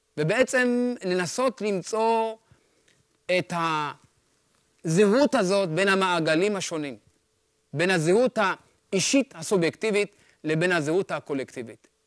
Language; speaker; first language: Hebrew; early bilingual, other home language; Amharic